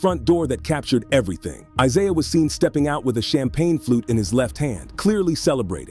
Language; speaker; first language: English; native; English